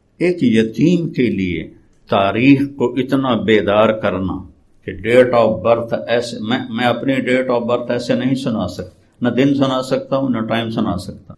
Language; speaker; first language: Urdu; non-native, local second language; Saraiki